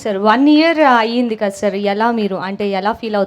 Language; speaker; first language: Telugu; native; Telugu